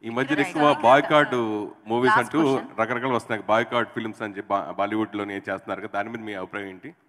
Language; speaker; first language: Telugu; native; Telugu